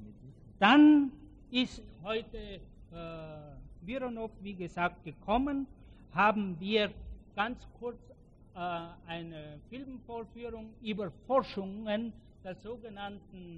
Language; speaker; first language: German; native; German